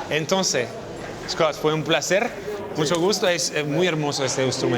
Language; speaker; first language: Spanish; non-native, learner; French